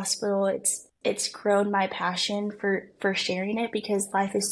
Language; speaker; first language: English; native; English